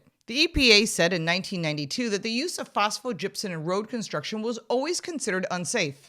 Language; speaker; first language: English; native; English